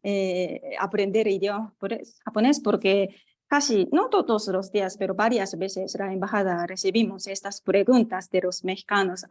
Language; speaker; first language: Spanish; non-native, fluent; Japanese